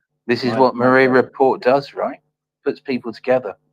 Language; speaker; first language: English; native; English